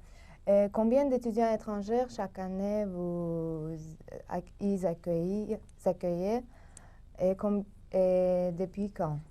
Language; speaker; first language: French; non-native, learner; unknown